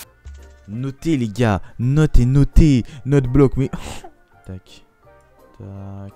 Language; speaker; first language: French; native; French